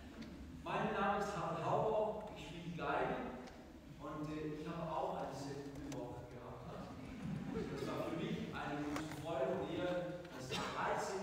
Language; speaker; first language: German; non-native, fluent; Danish